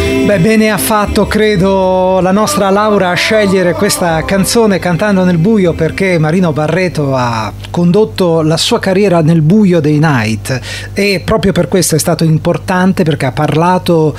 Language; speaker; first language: Italian; native; Italian